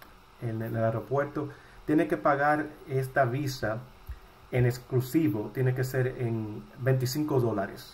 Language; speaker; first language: Spanish; early bilingual, heritage; Spanish